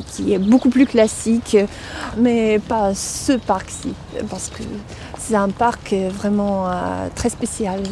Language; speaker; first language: French; non-native, fluent; Russian